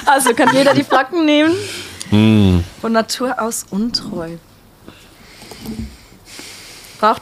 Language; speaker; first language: German; native; German